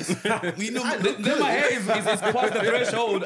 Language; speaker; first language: English; non-native, local second language; Venda